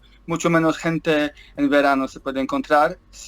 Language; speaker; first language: Spanish; non-native, learner; Polish